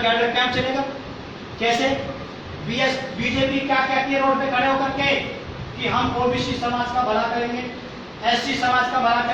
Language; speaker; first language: Hindi; native; Hindi